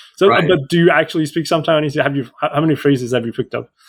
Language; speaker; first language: English; native; English